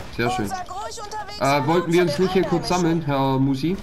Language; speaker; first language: German; native; German